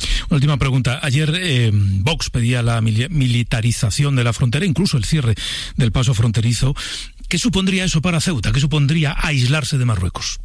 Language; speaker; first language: Spanish; native; Spanish